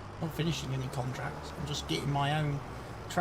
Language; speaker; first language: English; native; English